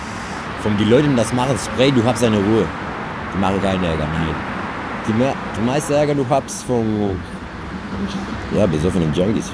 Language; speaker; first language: German; non-native, learner; Greek